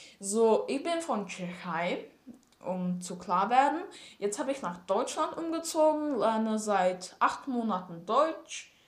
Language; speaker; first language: German; non-native, learner; Czech